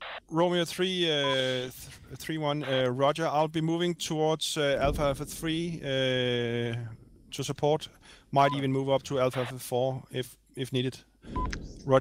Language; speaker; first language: English; non-native, fluent; Danish